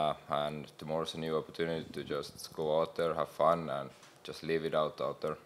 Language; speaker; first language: English; non-native, fluent; Finnish